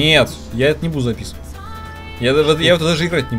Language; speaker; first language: Russian; native; Russian